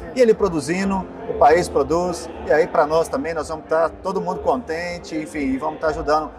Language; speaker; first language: Portuguese; native; Portuguese